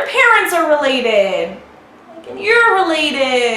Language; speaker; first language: English; native; English